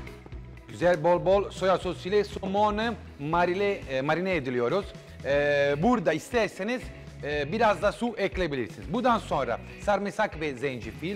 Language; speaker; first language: Turkish; non-native, learner; Italian